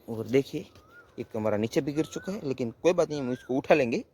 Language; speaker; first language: Hindi; non-native, local second language; Gujarati